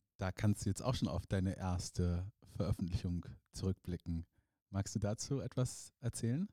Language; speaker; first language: German; native; German